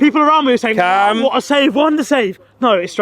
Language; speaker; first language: English; native; English